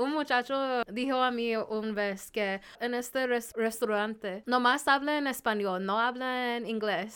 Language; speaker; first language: Spanish; early bilingual, heritage; Spanish